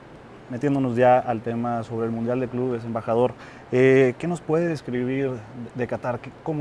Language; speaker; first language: Spanish; native; Spanish